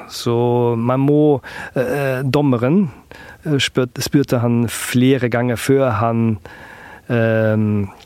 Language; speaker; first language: Norwegian; early bilingual, heritage; German